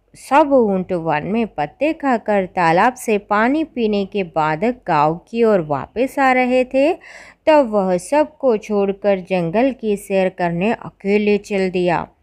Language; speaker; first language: Hindi; non-native, local second language; Malayalam